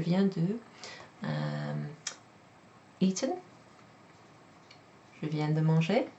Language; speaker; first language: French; non-native, fluent; English